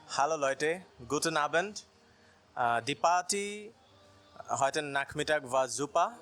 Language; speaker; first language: German; non-native, learner; Bangla